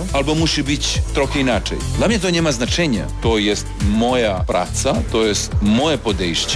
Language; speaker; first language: Polish; non-native, fluent; Serbian